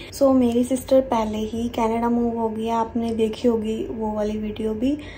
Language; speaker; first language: Hindi; non-native, local second language; Punjabi